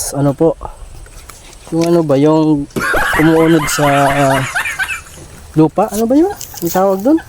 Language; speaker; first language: Filipino; non-native, local second language; Bikol